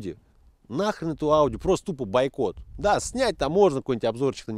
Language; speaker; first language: Russian; native; Russian